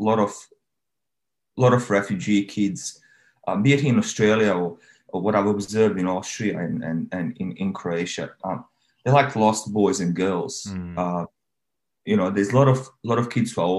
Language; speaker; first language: English; non-native, fluent; Bosnian